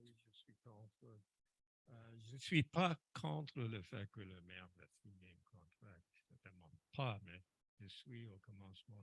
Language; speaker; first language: French; non-native, local second language; English